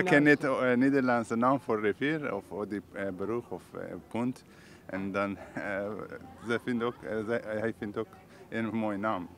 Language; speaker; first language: Dutch; non-native, learner; Chinese